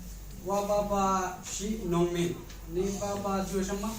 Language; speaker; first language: Chinese; non-native, learner; Bangla